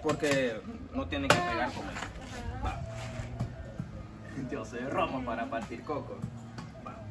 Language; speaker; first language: Spanish; native; Spanish